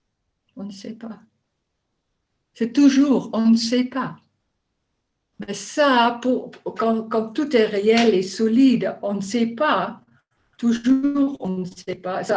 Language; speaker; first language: French; non-native, learner; Dutch